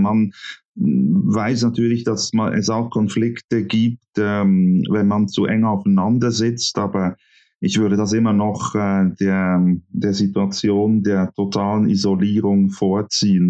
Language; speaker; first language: German; native; German